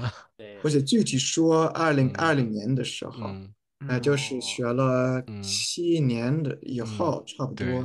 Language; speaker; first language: Chinese; non-native, fluent; German